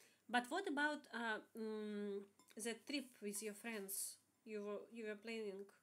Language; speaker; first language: English; non-native, learner; Russian